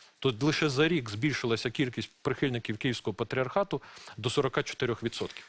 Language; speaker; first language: Ukrainian; non-native, local second language; Russian